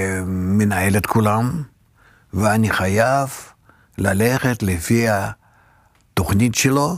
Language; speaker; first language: Hebrew; non-native, fluent; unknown